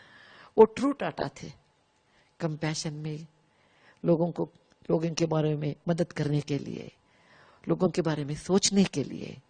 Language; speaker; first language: Hindi; non-native, local second language; Kannada